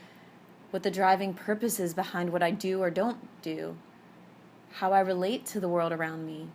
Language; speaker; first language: English; native; English